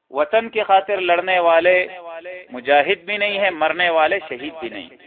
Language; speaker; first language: Urdu; non-native, local second language; Pashto